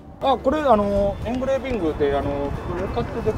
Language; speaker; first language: Japanese; native; Japanese